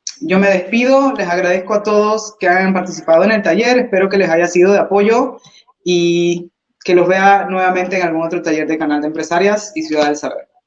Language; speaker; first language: Spanish; early bilingual, heritage; English